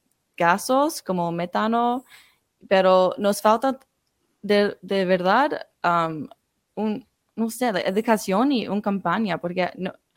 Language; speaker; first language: Spanish; non-native, fluent; English